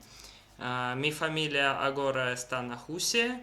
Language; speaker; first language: Portuguese; non-native, learner; Russian